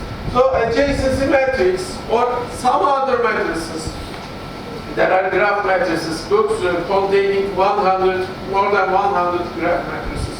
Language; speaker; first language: English; non-native, fluent; Turkish